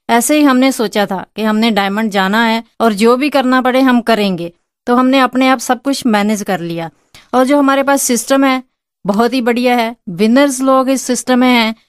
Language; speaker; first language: Hindi; non-native, local second language; Punjabi